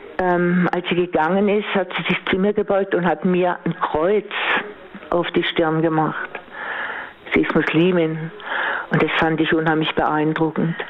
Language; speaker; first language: German; native; German